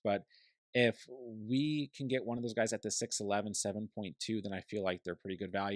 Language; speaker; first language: English; native; English